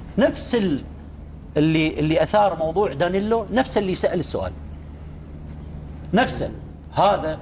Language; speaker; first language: Arabic; native; Arabic